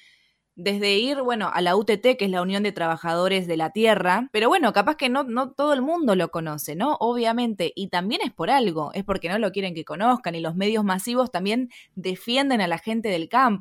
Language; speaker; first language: Spanish; native; Spanish